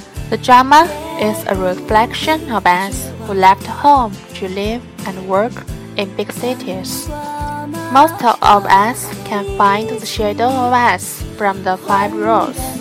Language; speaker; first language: English; non-native, learner; Chinese